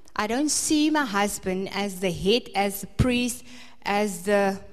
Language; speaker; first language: English; non-native, local second language; Afrikaans